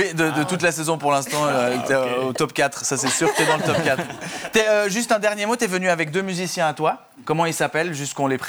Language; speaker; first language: French; native; French